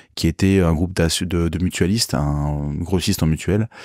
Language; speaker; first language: French; native; French